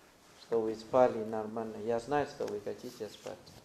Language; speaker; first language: Russian; non-native, fluent; Thai